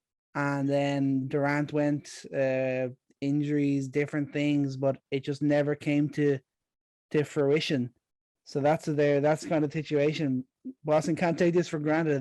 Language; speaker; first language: English; native; English